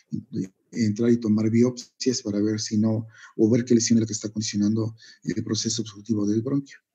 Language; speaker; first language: Spanish; native; Spanish